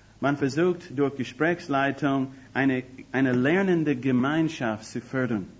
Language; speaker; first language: German; non-native, fluent; English